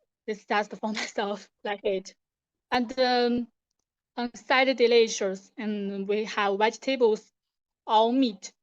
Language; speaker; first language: English; non-native, learner; Chinese